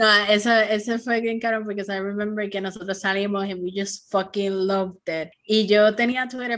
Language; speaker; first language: Spanish; early bilingual, heritage; Spanish